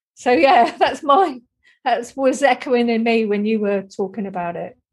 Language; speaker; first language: English; native; English